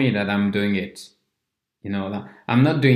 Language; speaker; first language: English; non-native, fluent; French